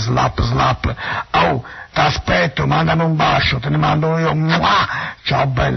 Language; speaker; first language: Italian; native; Italian